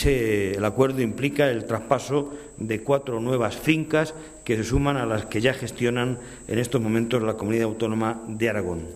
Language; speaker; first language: Spanish; native; Spanish